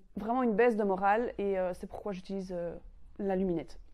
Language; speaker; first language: French; native; French